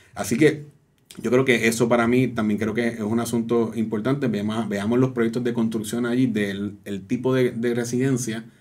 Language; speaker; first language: Spanish; native; Spanish